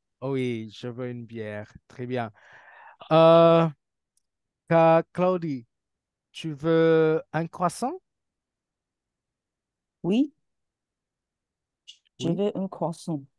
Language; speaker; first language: French; non-native, fluent; Indonesian